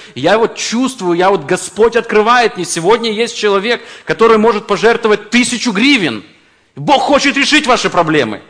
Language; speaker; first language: Russian; native; Russian